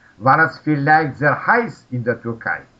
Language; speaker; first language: German; non-native, learner; Russian